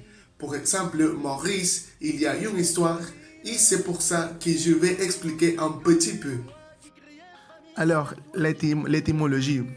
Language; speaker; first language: French; non-native, learner; Spanish